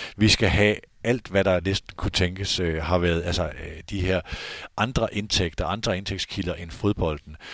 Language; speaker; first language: Danish; native; Danish